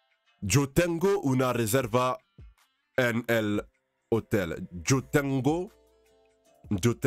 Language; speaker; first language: Spanish; non-native, learner; English